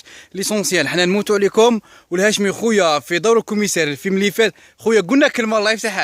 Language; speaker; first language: Arabic; native; Arabic